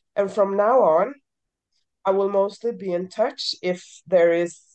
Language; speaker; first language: English; early bilingual, other home language; Norwegian